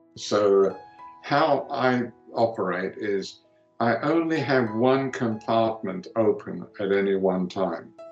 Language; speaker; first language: English; early bilingual, other home language; Greek